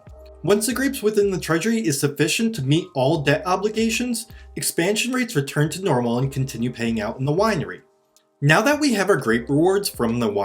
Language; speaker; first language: English; native; English